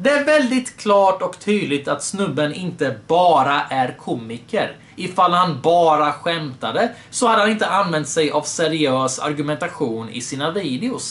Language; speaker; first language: Swedish; early bilingual, other home language; Bosnian